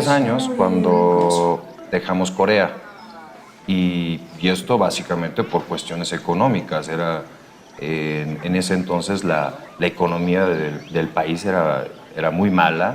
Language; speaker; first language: Spanish; early bilingual, other home language; Korean